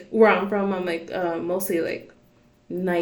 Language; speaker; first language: English; early bilingual, other home language; Spanish